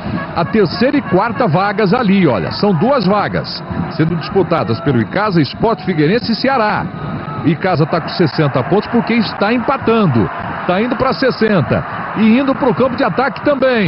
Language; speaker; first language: Portuguese; native; Portuguese